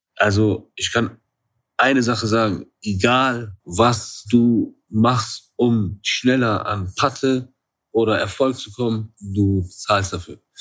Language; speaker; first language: German; early bilingual, other home language; Kurdish